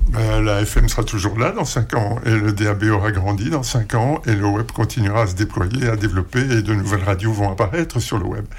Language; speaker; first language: French; native; French